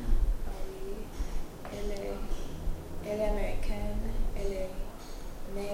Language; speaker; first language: French; non-native, learner; English